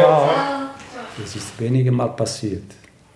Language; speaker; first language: German; non-native, learner; Italian